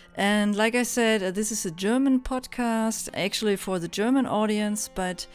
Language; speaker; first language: English; non-native, fluent; German